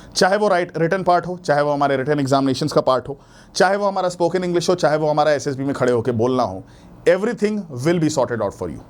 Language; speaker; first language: Hindi; native; Hindi